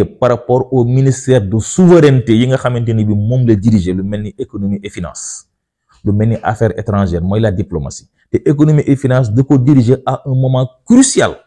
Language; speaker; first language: French; non-native, local second language; Wolof